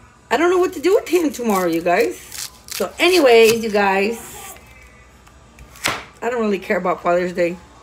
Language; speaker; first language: English; early bilingual, other home language; Spanish